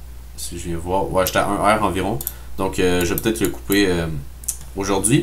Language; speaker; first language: French; native; French